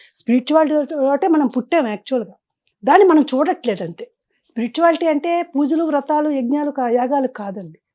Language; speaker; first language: Telugu; native; Telugu